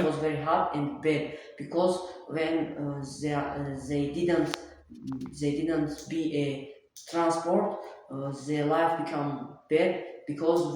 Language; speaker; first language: English; non-native, learner; Tajik